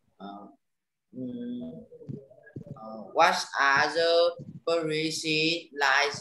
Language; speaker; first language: English; non-native, learner; Vietnamese